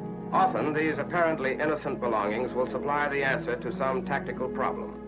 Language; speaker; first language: English; native; English